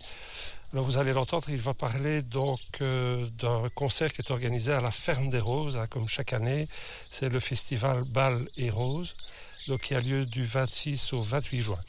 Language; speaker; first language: French; native; French